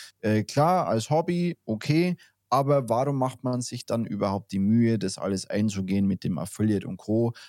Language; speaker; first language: German; native; German